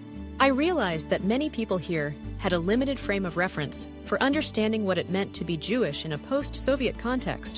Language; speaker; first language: English; early bilingual, other home language; Russian